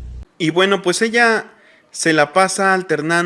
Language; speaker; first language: Spanish; native; Spanish